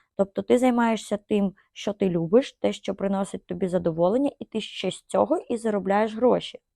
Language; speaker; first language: Ukrainian; non-native, local second language; Russian